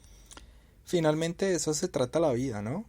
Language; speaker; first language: Spanish; native; Spanish